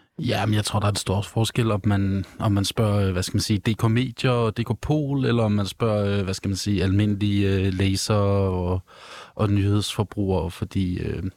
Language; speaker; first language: Danish; native; Danish